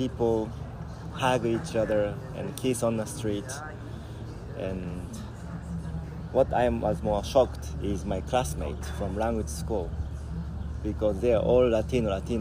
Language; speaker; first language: English; non-native, learner; Japanese